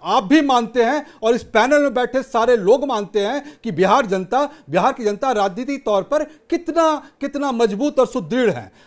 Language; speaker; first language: Hindi; native; Hindi